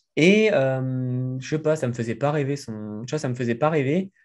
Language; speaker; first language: French; native; French